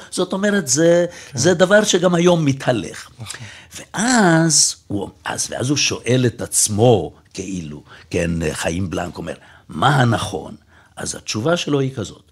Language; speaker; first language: Hebrew; native; Hebrew